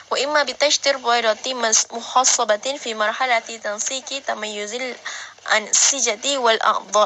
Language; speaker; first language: Arabic; non-native, learner; Malay